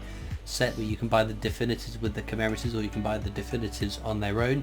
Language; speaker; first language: English; native; English